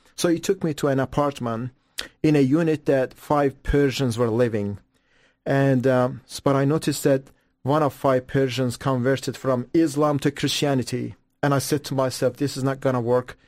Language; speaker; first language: English; non-native, fluent; Persian